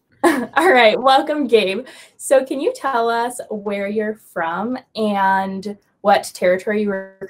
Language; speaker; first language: English; native; English